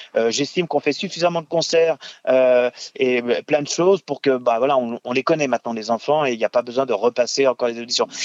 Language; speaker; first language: French; native; French